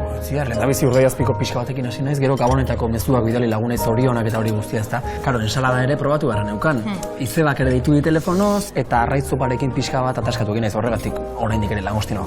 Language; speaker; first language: Basque; native; Basque